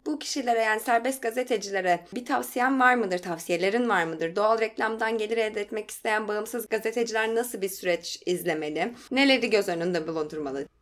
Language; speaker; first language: Turkish; native; Turkish